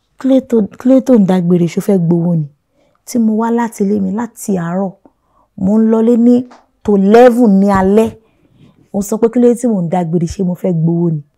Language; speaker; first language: Yoruba; non-native, local second language; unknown